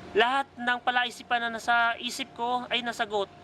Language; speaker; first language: Filipino; native; Filipino